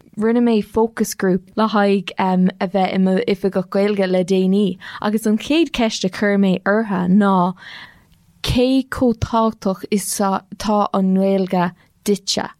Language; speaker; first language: Irish; non-native, local second language; English